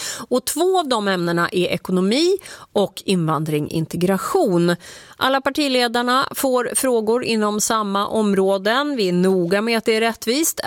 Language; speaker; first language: Swedish; native; Swedish